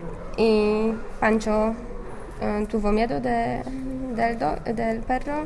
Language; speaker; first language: Spanish; non-native, fluent; English